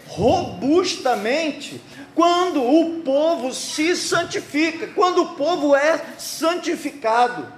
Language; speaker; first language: Portuguese; native; Portuguese